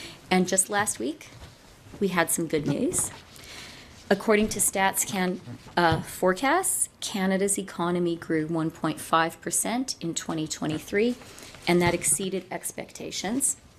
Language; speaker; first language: English; native; English